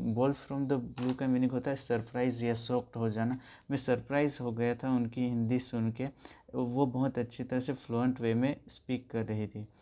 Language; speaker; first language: Hindi; native; Hindi